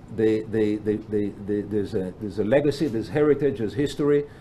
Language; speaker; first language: English; non-native, fluent; Hebrew